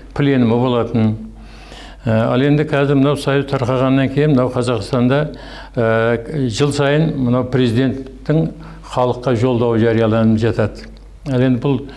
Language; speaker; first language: Kazakh; non-native, local second language; Turkish